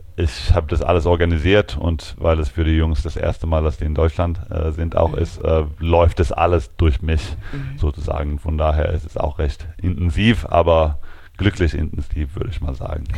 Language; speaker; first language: German; non-native, fluent; Swedish